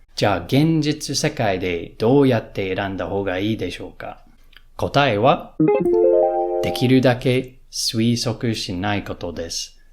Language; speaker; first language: Japanese; non-native, learner; English